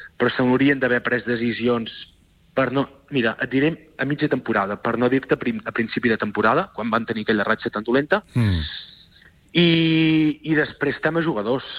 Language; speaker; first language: Catalan; native; Catalan